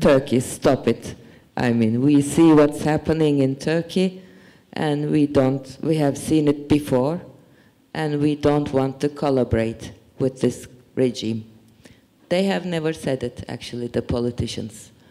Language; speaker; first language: English; non-native, fluent; Turkish